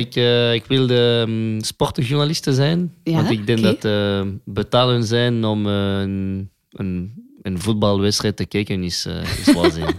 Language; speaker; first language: Dutch; non-native, local second language; French